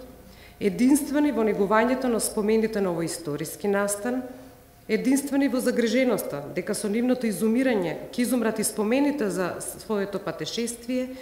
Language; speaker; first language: Macedonian; native; Macedonian